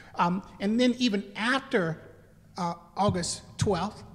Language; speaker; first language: English; native; English